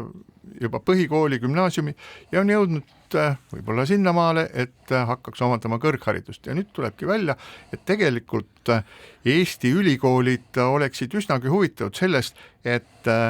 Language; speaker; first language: Estonian; native; Estonian